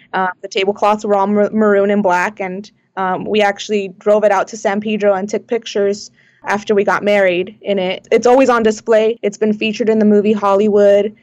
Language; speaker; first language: English; native; English